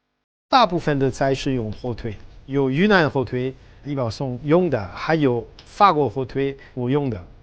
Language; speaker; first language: Chinese; non-native, fluent; French